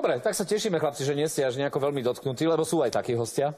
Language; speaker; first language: Slovak; native; Slovak